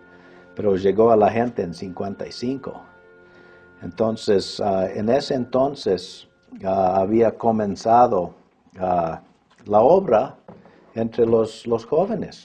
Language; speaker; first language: Spanish; early bilingual, other home language; English